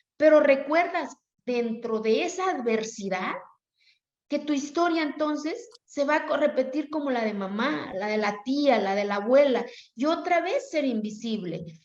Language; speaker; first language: Spanish; non-native, local second language; Zapotec